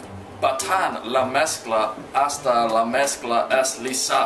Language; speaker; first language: Spanish; non-native, learner; English